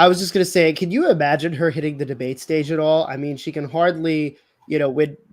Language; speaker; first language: English; native; English